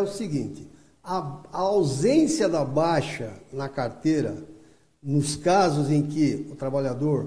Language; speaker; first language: Portuguese; native; Portuguese